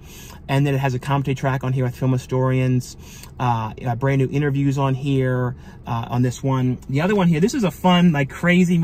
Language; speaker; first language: English; native; English